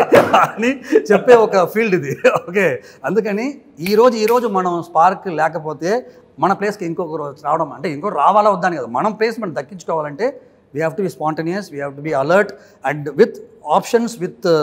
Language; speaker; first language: Telugu; native; Telugu